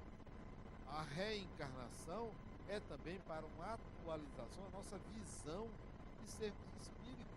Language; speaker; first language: Portuguese; native; Portuguese